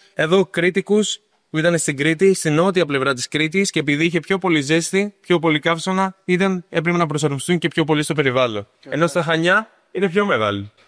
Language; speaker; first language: Greek; native; Greek